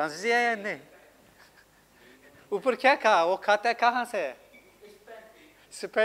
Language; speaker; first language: Turkish; non-native, fluent; Urdu